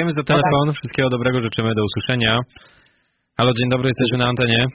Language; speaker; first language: Polish; native; Polish